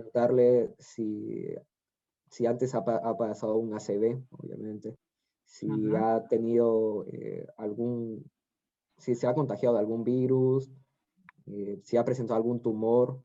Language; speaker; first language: Spanish; native; Spanish